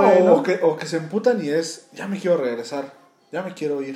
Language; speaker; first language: Spanish; native; Spanish